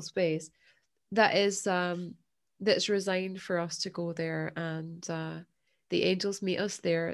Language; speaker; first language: English; native; English